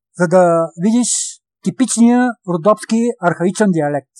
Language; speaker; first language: Bulgarian; native; Bulgarian